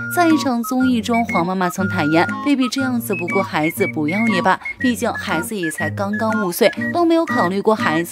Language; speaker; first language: Chinese; native; Chinese